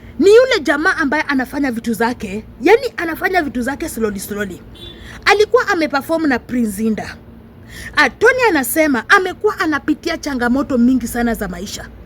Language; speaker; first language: Swahili; non-native, local second language; Luyia